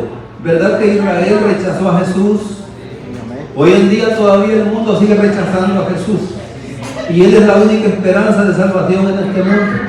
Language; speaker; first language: Spanish; native; Spanish